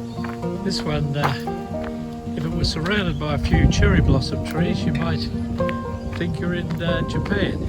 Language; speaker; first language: English; native; English